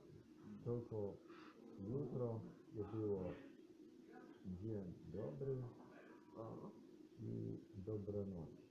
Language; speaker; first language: Polish; non-native, learner; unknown